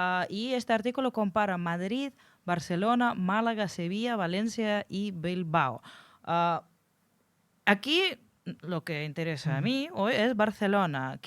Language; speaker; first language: Spanish; non-native, fluent; Russian